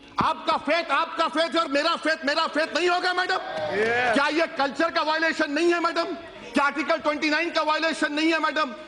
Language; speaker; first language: Urdu; native; Urdu